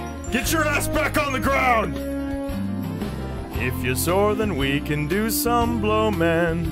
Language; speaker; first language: English; native; English